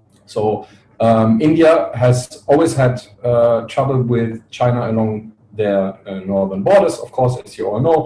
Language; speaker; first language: English; non-native, fluent; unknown